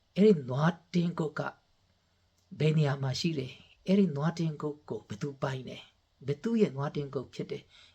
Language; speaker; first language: Burmese; non-native, local second language; Tedim Chin